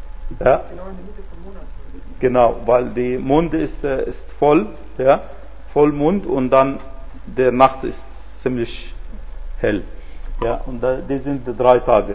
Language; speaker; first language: German; non-native, fluent; Arabic